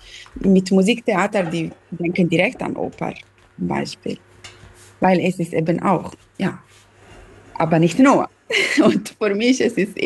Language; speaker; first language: German; non-native, fluent; Italian